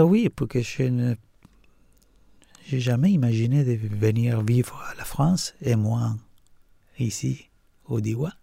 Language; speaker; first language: French; non-native, learner; Spanish